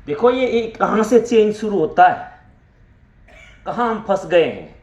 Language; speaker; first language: Hindi; non-native, local second language; Gujarati